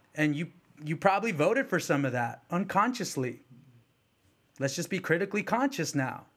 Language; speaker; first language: English; early bilingual, other home language; Spanish